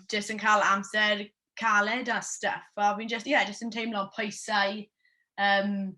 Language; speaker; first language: Welsh; non-native, local second language; English